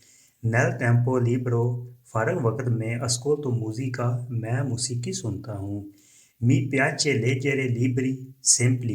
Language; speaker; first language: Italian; non-native, fluent; Urdu